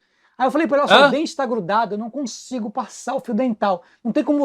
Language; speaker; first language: Portuguese; native; Portuguese